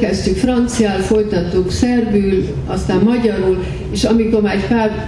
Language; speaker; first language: Hungarian; early bilingual, heritage; Hungarian